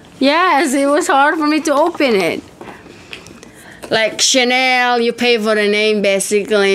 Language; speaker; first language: English; non-native, fluent; Indonesian